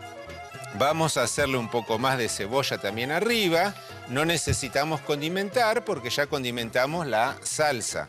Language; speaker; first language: Spanish; native; Spanish